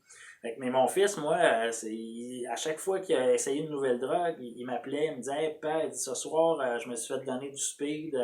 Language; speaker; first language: French; native; French